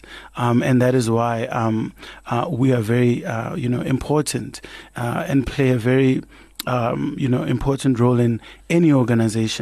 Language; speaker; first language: English; non-native, local second language; Tswana